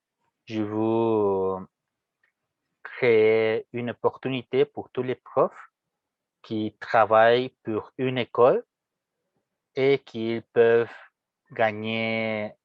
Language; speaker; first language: French; non-native, fluent; Spanish